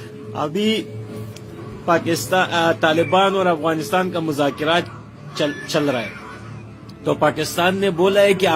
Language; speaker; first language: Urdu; non-native, fluent; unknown